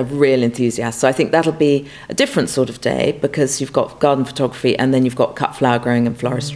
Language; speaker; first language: English; native; English